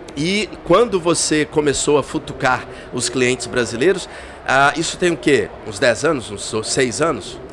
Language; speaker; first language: Portuguese; native; Portuguese